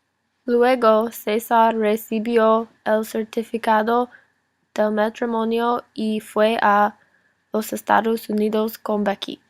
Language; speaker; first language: Spanish; non-native, learner; English